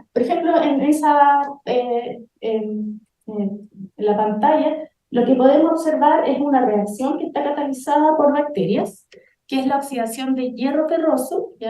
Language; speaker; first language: Spanish; native; Spanish